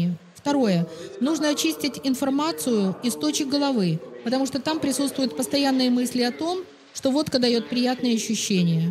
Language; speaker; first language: Russian; native; Russian